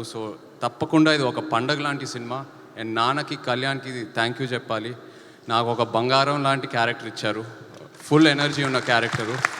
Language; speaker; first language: Telugu; native; Telugu